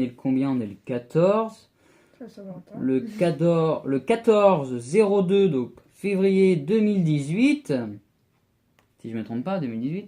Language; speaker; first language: French; native; French